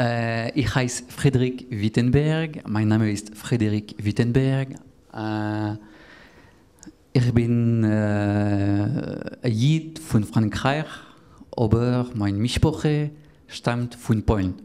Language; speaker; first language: German; non-native, learner; French